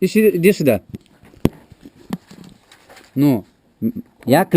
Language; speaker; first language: Russian; non-native, learner; Italian